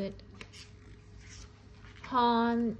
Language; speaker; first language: Chinese; non-native, local second language; Cantonese